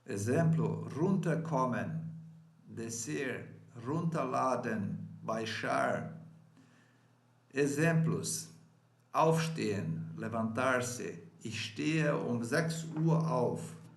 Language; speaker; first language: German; non-native, fluent; Portuguese